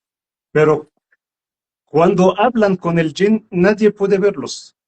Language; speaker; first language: Spanish; non-native, learner; Arabic